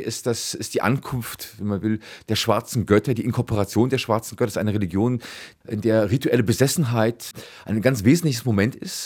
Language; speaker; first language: German; native; German